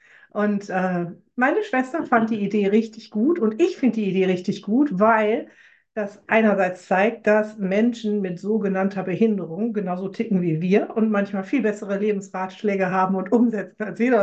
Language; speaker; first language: German; native; German